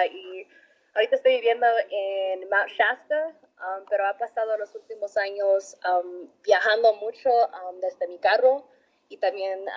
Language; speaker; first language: Spanish; early bilingual, heritage; Spanish